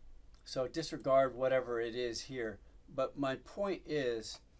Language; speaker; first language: English; native; English